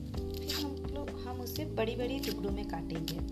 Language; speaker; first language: Hindi; non-native, local second language; Assamese